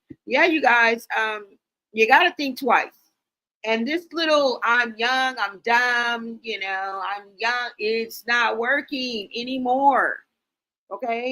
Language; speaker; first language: English; native; English